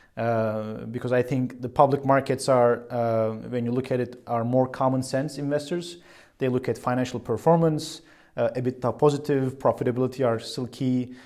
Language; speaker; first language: English; non-native, fluent; Turkish